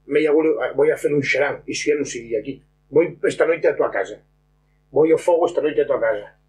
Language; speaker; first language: Spanish; non-native, local second language; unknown